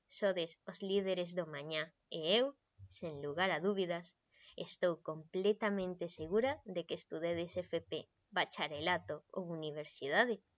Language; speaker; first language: Galician; non-native, local second language; Spanish